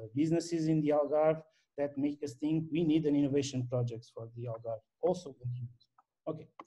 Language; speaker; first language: English; non-native, fluent; Portuguese